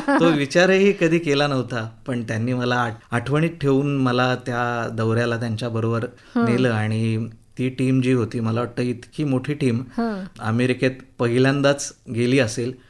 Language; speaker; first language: Marathi; native; Marathi